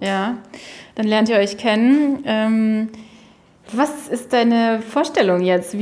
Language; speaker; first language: German; native; German